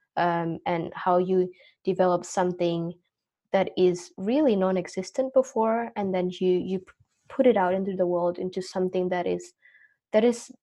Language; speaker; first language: English; non-native, fluent; Indonesian